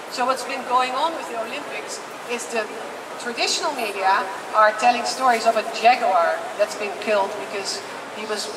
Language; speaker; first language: English; non-native, fluent; Dutch